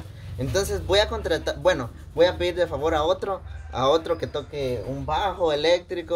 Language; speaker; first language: Spanish; native; Spanish